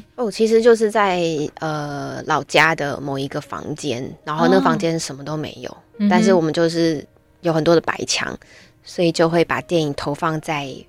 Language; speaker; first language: Chinese; native; Chinese